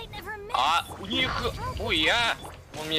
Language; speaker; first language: Russian; native; Russian